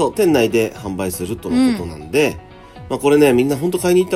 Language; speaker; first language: Japanese; native; Japanese